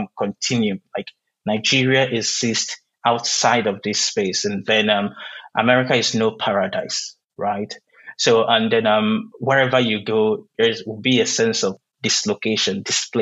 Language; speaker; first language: English; non-native, local second language; Igbo